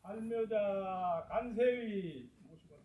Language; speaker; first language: Korean; native; Korean